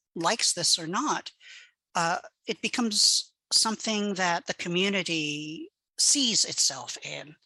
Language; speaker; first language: English; early bilingual, other home language; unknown